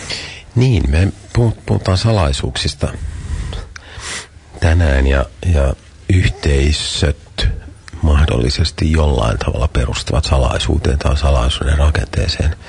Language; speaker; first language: Finnish; native; Finnish